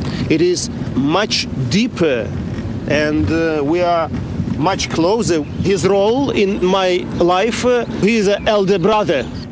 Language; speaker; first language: English; non-native, fluent; Ukrainian